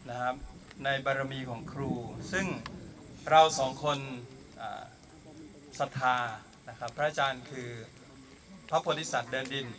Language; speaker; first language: Thai; native; Thai